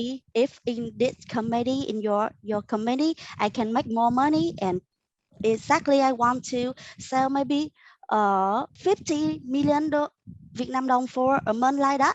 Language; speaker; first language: English; non-native, learner; Vietnamese